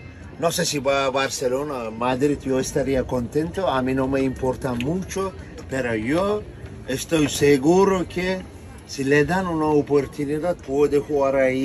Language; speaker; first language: Spanish; non-native, fluent; Turkish